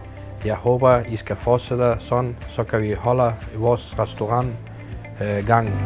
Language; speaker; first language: Danish; non-native, learner; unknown